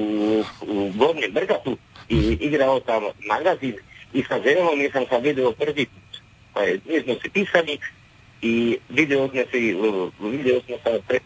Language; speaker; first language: Croatian; non-native, learner; Czech